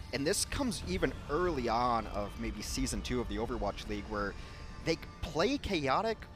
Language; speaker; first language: English; native; English